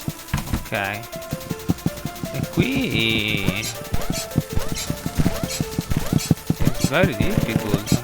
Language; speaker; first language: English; non-native, fluent; Italian